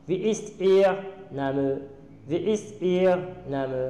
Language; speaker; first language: German; non-native, learner; Arabic